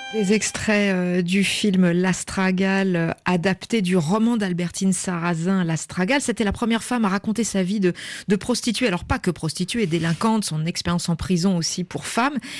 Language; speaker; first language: French; native; French